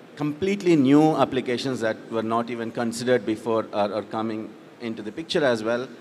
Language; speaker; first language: English; non-native, local second language; Telugu